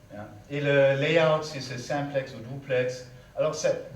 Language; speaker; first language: French; non-native, learner; German